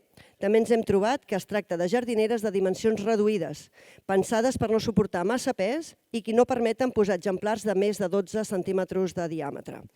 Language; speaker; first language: Catalan; native; Catalan